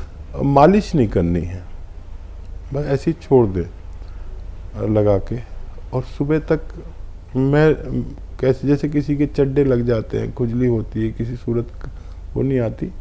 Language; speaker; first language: Hindi; native; Hindi